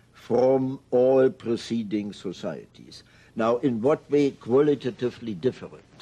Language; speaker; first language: English; non-native, fluent; German